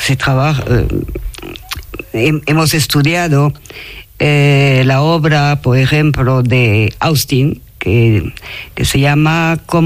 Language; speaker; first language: Spanish; non-native, fluent; French